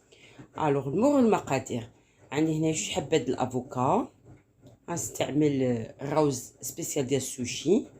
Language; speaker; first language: Arabic; native; Arabic